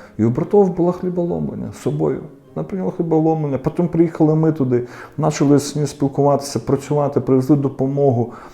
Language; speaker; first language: Ukrainian; non-native, local second language; Russian